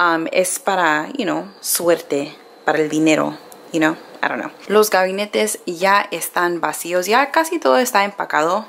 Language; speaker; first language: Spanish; early bilingual, heritage; Spanish